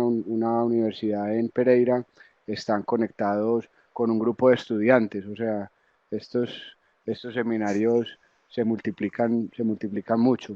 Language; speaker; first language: Spanish; native; Spanish